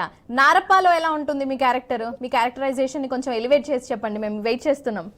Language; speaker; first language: Telugu; native; Telugu